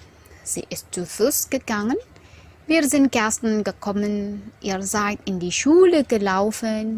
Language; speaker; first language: German; non-native, fluent; Indonesian